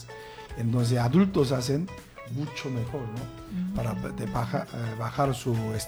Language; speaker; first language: Spanish; non-native, learner; Korean